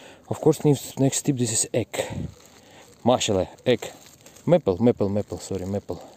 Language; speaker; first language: English; non-native, learner; Russian